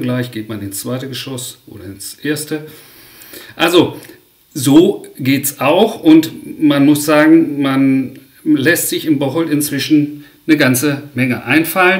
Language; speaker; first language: German; native; German